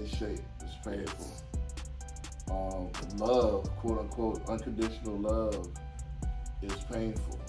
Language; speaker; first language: English; native; English